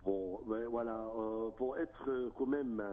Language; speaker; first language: French; non-native, fluent; Arabic